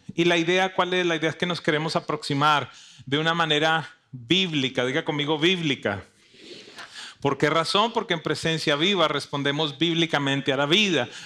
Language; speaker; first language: Spanish; native; Spanish